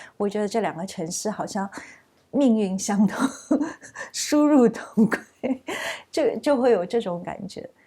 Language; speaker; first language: Chinese; native; Chinese